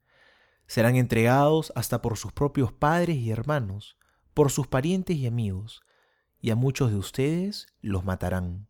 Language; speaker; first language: Spanish; native; Spanish